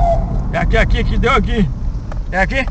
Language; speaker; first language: Portuguese; native; Portuguese